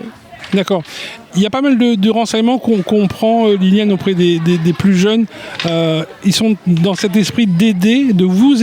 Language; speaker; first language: French; native; French